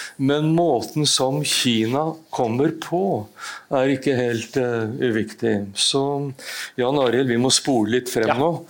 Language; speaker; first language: Norwegian; native; Norwegian